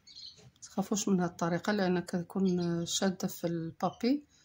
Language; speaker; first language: Arabic; native; Arabic